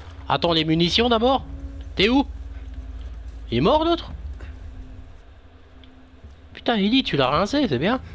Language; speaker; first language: French; native; French